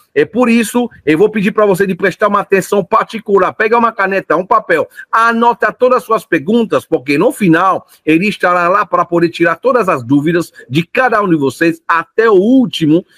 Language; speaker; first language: Portuguese; non-native, fluent; French